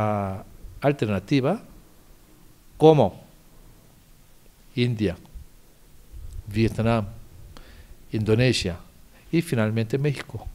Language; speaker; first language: Spanish; non-native, fluent; Korean